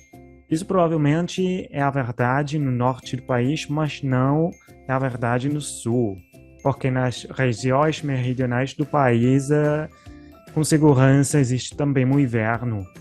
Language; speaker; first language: Portuguese; non-native, fluent; Italian